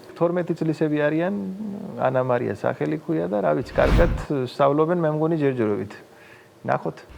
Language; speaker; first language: Georgian; non-native, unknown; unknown